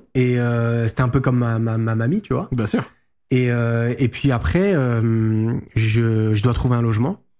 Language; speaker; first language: French; native; French